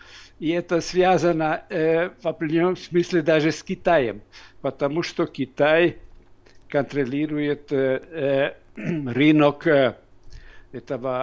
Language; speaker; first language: Russian; non-native, fluent; Hungarian